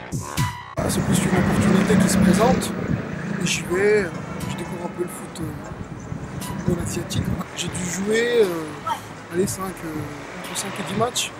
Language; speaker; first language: French; early bilingual, other home language; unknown